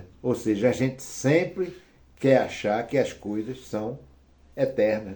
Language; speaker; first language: Portuguese; native; Portuguese